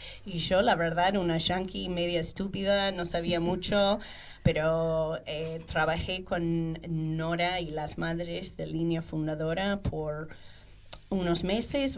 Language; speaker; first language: Spanish; non-native, fluent; English